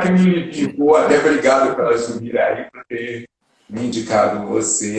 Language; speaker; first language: Portuguese; native; Portuguese